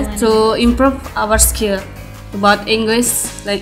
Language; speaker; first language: English; non-native, learner; Indonesian